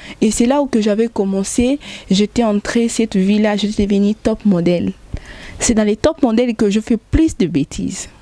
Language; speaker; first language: French; non-native, local second language; Lingala